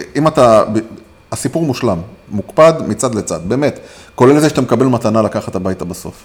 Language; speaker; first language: Hebrew; native; Hebrew